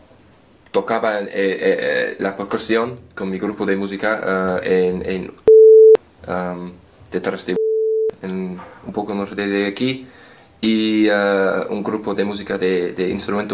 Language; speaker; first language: Spanish; non-native, learner; English